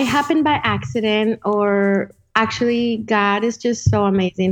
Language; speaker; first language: English; non-native, fluent; Spanish